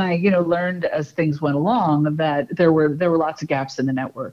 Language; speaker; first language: English; native; English